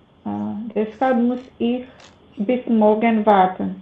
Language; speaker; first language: German; non-native, learner; Macedonian